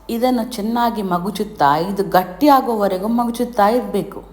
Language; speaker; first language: Kannada; non-native, local second language; Tulu